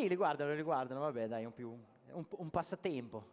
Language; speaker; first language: Italian; native; Italian